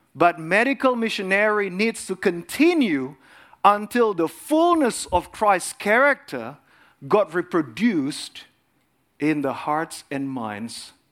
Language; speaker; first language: English; non-native, fluent; Indonesian